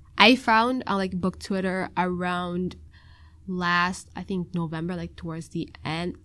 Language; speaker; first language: English; early bilingual, other home language; Somali